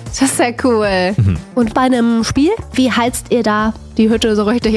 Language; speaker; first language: German; native; German